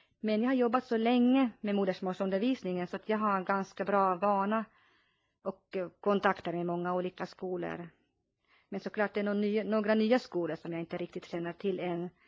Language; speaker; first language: Swedish; non-native, local second language; Finnish